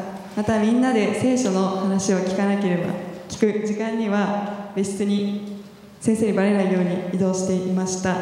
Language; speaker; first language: Japanese; native; Japanese